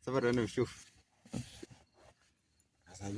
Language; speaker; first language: Arabic; non-native, learner; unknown